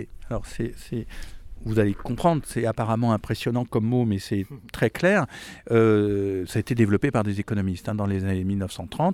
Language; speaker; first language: French; native; French